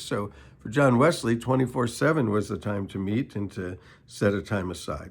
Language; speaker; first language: English; native; English